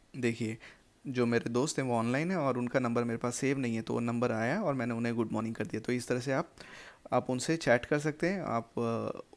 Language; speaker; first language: Hindi; native; Hindi